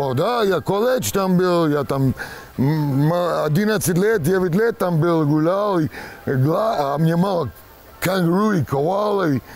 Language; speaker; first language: Russian; non-native, learner; English